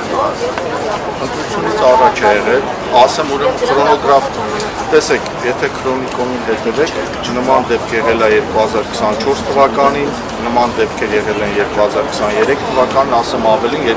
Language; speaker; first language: Armenian; native; Armenian